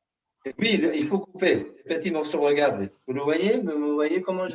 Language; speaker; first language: French; non-native, fluent; Spanish